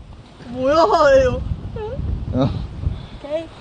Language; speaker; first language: Korean; non-native, learner; Japanese